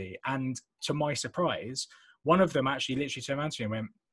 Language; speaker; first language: English; native; English